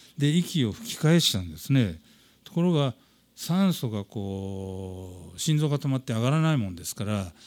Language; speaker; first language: Japanese; native; Japanese